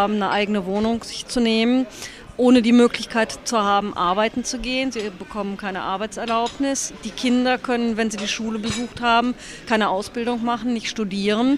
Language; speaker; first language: German; native; German